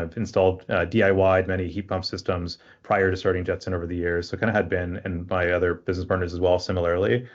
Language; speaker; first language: English; native; English